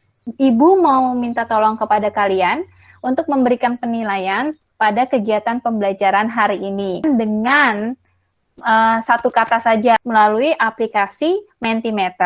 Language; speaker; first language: Indonesian; native; Indonesian